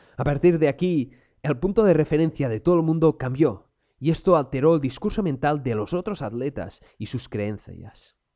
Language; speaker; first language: Spanish; non-native, local second language; Catalan